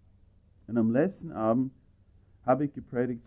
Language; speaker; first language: German; non-native, fluent; English